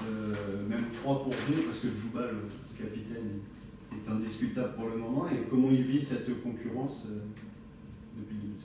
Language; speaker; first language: French; native; French